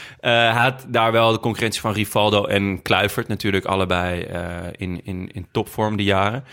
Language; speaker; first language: Dutch; native; Dutch